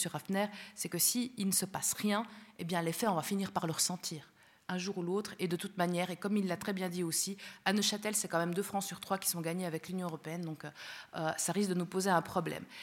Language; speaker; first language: French; early bilingual, other home language; Spanish